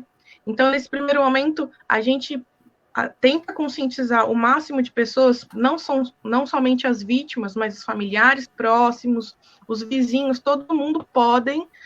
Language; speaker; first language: Portuguese; native; Portuguese